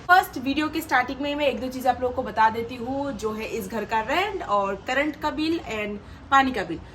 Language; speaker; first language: Hindi; non-native, local second language; Bangla